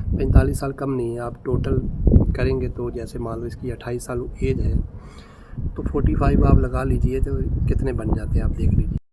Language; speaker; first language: Hindi; non-native, local second language; Punjabi